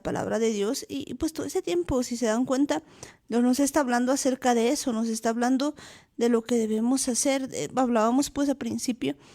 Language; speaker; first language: Spanish; native; Spanish